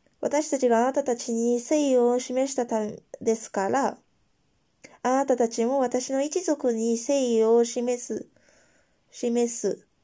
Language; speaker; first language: Japanese; non-native, fluent; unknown